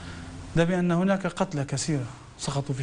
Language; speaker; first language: Arabic; native; Arabic